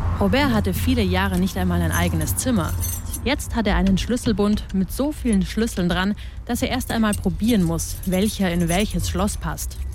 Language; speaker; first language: German; native; German